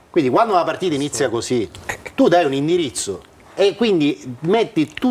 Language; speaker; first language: Italian; native; Italian